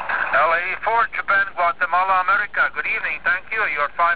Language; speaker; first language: English; non-native, fluent; Czech